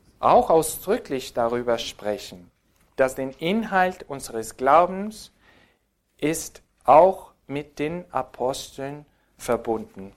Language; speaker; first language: German; non-native, fluent; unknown